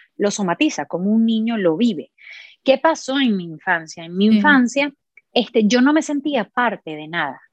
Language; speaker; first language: Spanish; native; Spanish